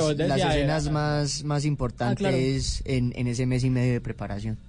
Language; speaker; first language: Spanish; early bilingual, heritage; Spanish